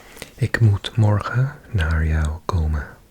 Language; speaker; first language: Dutch; non-native, learner; English